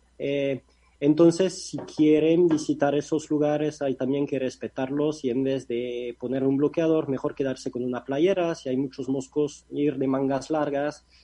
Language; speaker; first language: Spanish; non-native, fluent; French